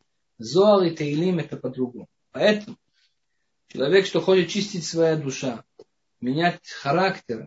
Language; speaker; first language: Russian; non-native, fluent; Hebrew